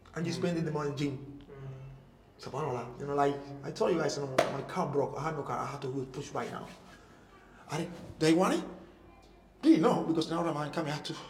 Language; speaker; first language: English; non-native, learner; Spanish